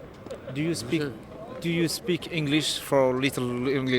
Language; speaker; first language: English; non-native, learner; French